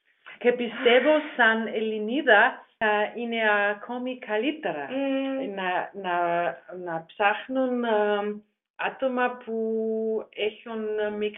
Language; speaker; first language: Greek; non-native, learner; German